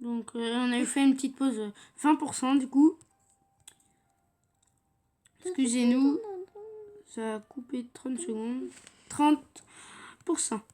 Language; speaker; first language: French; native; French